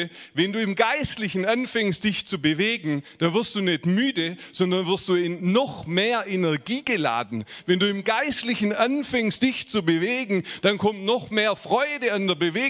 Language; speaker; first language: German; native; German